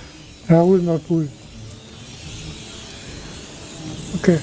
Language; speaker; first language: French; native; French